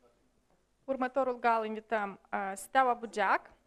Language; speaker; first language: Romanian; native; Romanian